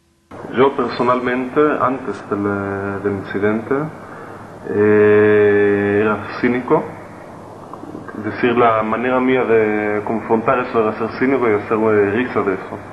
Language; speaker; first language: Spanish; non-native, learner; Hebrew